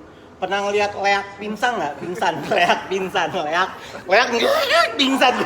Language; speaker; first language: Indonesian; native; Indonesian